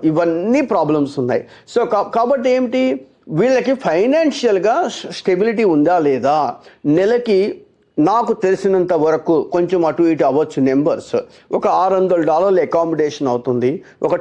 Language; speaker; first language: Telugu; native; Telugu